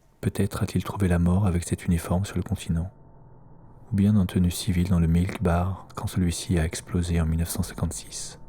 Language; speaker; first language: French; native; French